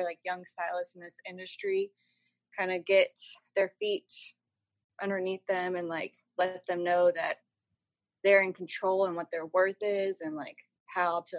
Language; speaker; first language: English; native; English